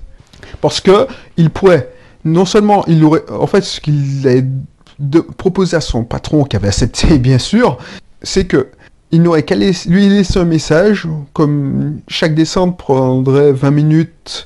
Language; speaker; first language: French; native; French